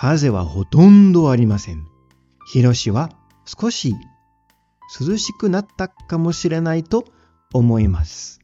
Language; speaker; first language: Japanese; non-native, fluent; French